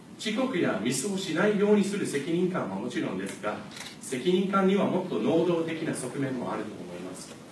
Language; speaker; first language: Japanese; non-native, fluent; English